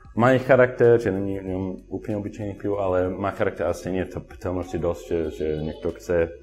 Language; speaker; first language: Czech; non-native, learner; English